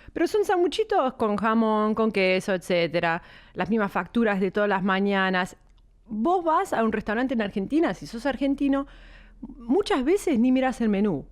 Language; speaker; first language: Spanish; native; Spanish